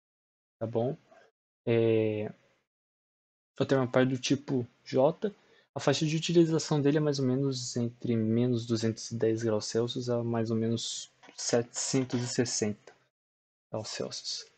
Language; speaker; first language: Portuguese; native; Portuguese